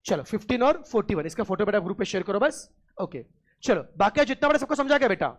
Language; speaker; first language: Hindi; non-native, local second language; Marathi